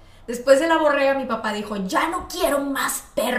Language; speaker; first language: Spanish; native; Spanish